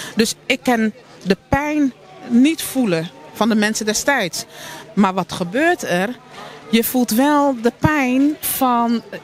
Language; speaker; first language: Dutch; native; Dutch